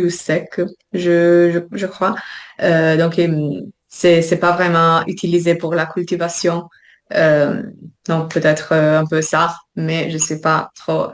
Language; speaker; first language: French; non-native, fluent; Italian